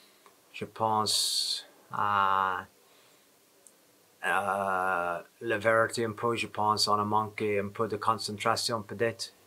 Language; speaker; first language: French; non-native, fluent; English